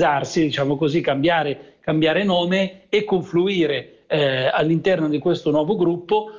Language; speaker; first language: Italian; native; Italian